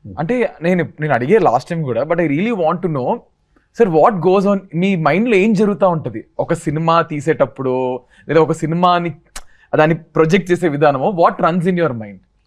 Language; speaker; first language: Telugu; native; Telugu